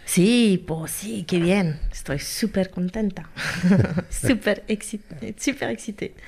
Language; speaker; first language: Spanish; non-native, fluent; French